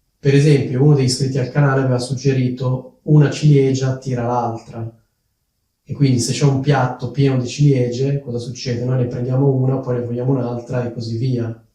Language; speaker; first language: Italian; native; Italian